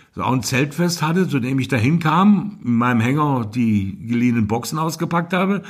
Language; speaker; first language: German; native; German